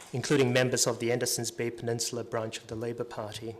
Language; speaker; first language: English; native; English